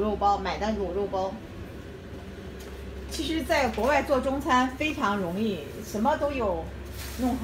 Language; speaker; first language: Chinese; native; Chinese